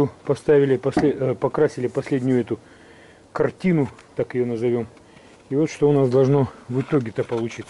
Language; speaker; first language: Russian; native; Russian